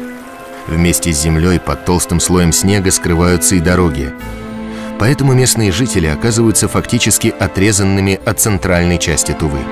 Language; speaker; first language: Russian; native; Russian